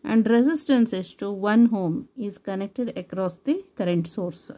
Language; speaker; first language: English; non-native, local second language; Kannada